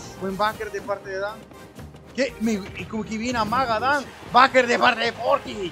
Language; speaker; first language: Spanish; native; Spanish